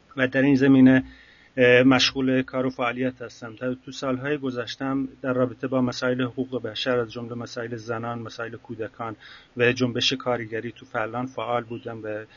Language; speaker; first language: Persian; non-native, local second language; Central Kurdish